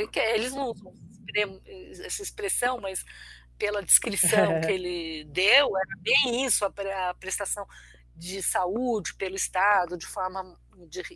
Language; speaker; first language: Portuguese; early bilingual, other home language; Armenian